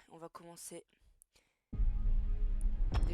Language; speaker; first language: French; native; French